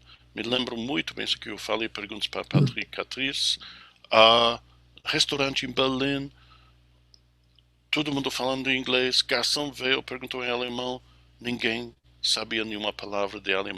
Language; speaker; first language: Portuguese; non-native, fluent; English